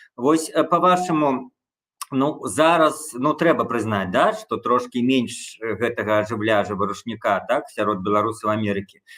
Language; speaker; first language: Belarusian; native; Belarusian